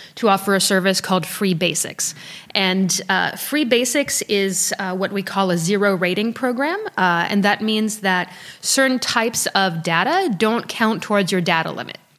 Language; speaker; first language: English; early bilingual, other home language; French